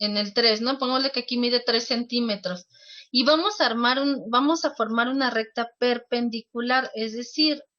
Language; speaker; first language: Spanish; native; Spanish